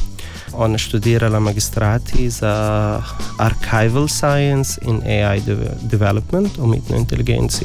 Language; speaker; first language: Slovenian; non-native, learner; Arabic